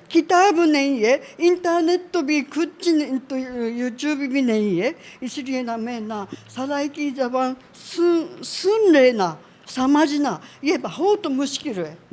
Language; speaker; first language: Urdu; non-native, learner; Japanese